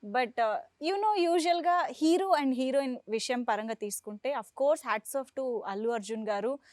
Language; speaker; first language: Telugu; native; Telugu